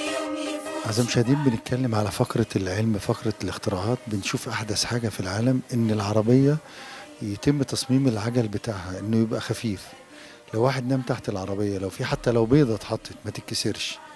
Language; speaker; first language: Arabic; native; Arabic